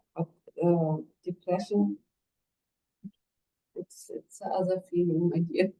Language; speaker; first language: English; non-native, learner; German